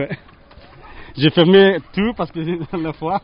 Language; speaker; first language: French; non-native, learner; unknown